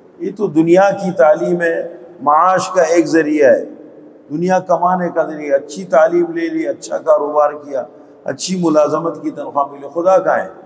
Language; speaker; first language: Urdu; non-native, local second language; Pashto